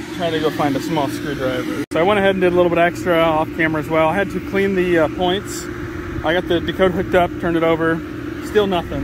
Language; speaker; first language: English; native; English